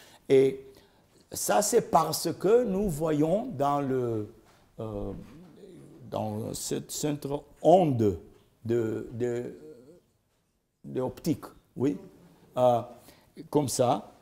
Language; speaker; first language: French; non-native, learner; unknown